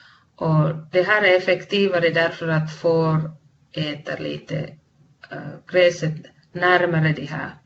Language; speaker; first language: Swedish; non-native, fluent; Finnish